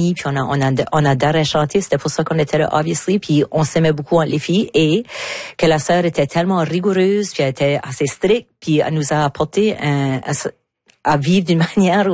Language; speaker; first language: French; native; French